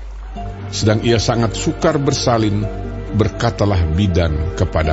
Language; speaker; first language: Indonesian; native; Indonesian